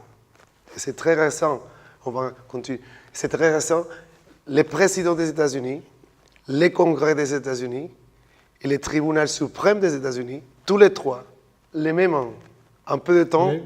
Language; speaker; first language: French; non-native, fluent; Spanish